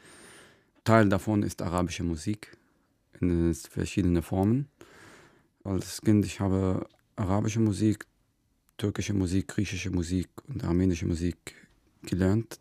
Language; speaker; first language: German; non-native, fluent; Arabic